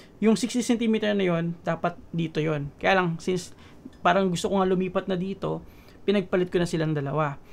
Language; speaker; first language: Filipino; native; Filipino